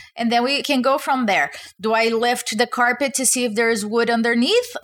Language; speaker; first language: English; non-native, fluent; Portuguese